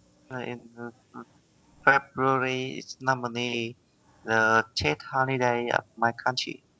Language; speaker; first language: English; non-native, learner; Vietnamese